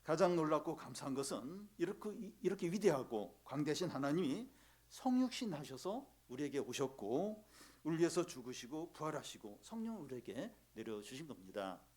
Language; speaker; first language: Korean; native; Korean